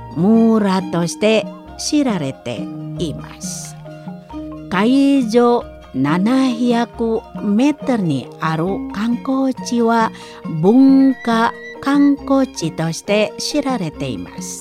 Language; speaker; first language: Japanese; non-native, fluent; Indonesian